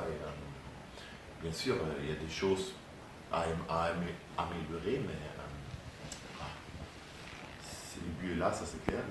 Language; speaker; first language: French; non-native, fluent; German